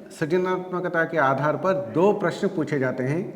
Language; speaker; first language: Hindi; non-native, local second language; Telugu